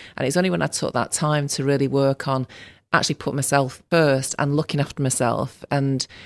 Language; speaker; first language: English; native; English